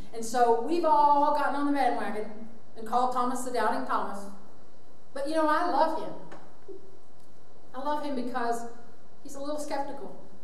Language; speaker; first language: English; native; English